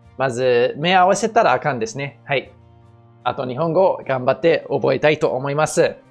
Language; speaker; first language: Japanese; non-native, fluent; English